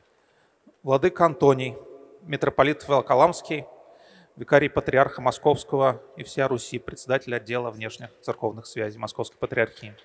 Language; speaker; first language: Russian; native; Russian